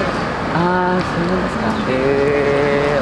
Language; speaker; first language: Japanese; non-native, learner; Indonesian